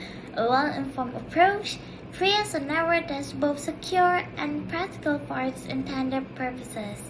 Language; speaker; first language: English; non-native, local second language; Malay